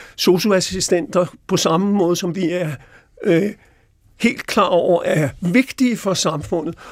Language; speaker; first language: Danish; native; Danish